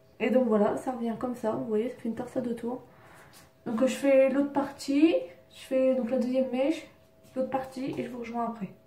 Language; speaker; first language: French; native; French